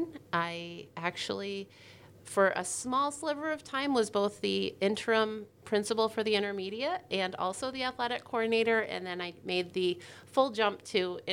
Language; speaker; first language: English; native; English